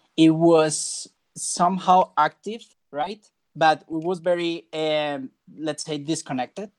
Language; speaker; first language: English; non-native, fluent; Spanish